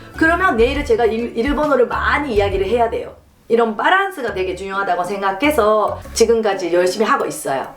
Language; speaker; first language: Korean; non-native, fluent; Japanese